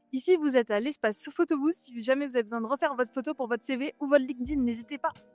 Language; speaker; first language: French; native; French